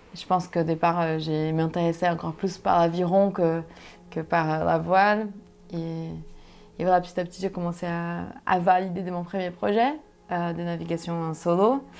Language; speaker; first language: French; non-native, fluent; Portuguese